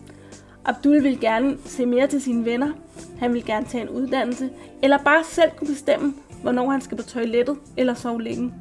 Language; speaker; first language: Danish; native; Danish